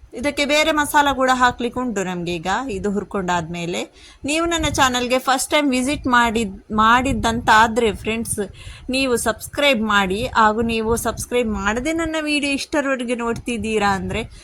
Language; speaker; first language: Kannada; non-native, local second language; Tulu